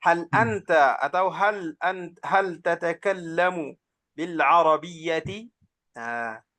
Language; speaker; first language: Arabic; non-native, fluent; Indonesian